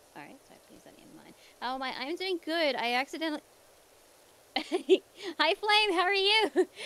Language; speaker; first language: English; native; English